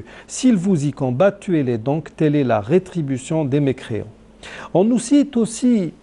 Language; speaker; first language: French; non-native, local second language; Arabic